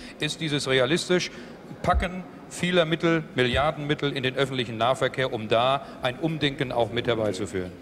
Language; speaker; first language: German; native; German